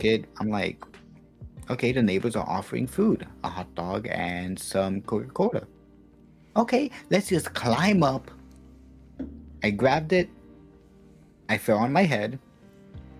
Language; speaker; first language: English; non-native, fluent; Spanish